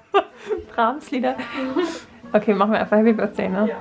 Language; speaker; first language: German; native; German